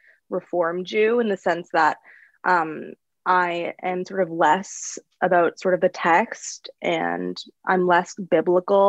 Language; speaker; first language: English; native; English